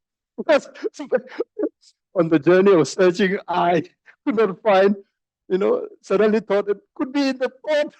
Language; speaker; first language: English; non-native, fluent; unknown